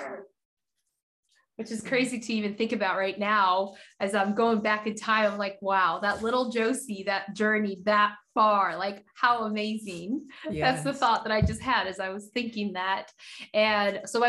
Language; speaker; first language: English; early bilingual, other home language; Haitian Creole